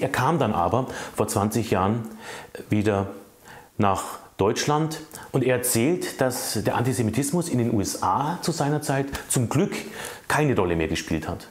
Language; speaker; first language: German; native; German